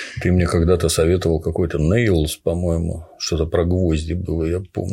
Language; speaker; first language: Russian; native; Russian